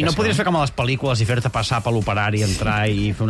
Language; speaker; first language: Catalan; native; Catalan